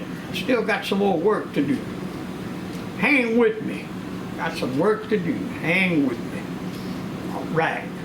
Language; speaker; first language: English; native; English